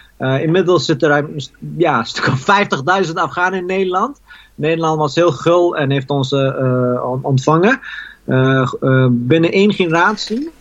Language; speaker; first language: Dutch; early bilingual, other home language; Persian